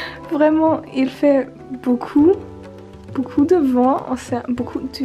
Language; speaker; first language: French; non-native, learner; German